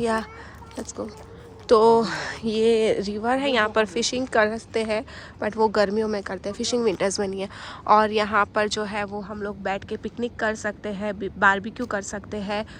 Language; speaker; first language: Hindi; native; Hindi